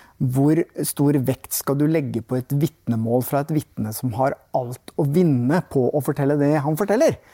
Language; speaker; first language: Norwegian; native; Norwegian